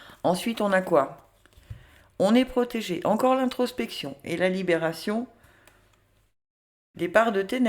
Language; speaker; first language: French; native; French